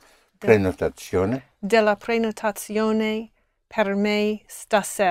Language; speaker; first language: Italian; non-native, learner; English